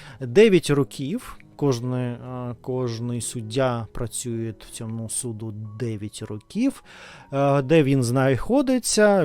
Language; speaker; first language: Ukrainian; non-native, learner; Russian